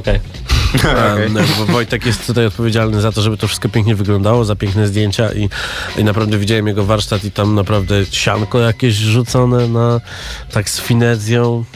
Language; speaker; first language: Polish; native; Polish